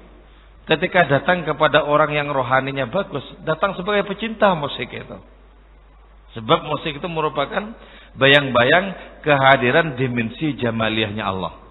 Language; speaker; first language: Indonesian; native; Indonesian